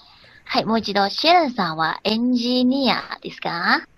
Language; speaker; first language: Japanese; non-native, fluent; Chinese